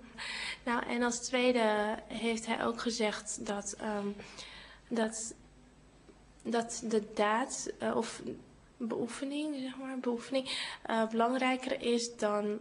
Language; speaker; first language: Dutch; early bilingual, other home language; Cantonese